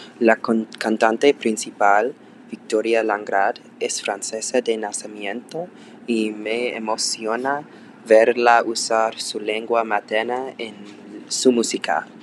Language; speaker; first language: Spanish; non-native, learner; English